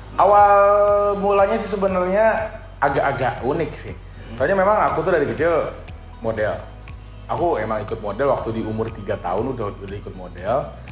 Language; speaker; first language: Indonesian; non-native, local second language; Banjar